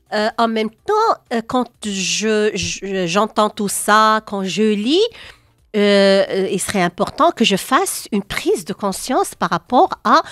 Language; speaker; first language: French; non-native, local second language; Arabic